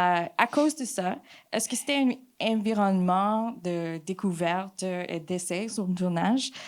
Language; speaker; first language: French; non-native, fluent; English